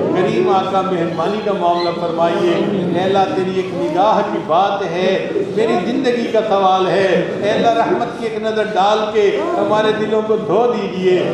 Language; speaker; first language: Urdu; non-native, local second language; Punjabi